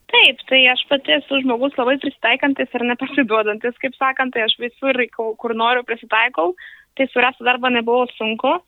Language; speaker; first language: Lithuanian; non-native, fluent; Spanish